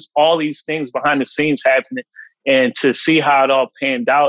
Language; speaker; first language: English; native; English